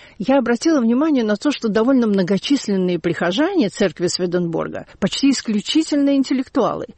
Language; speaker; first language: Russian; native; Russian